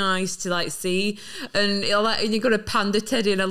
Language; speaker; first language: English; native; English